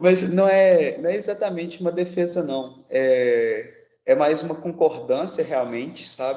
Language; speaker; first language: Portuguese; native; Portuguese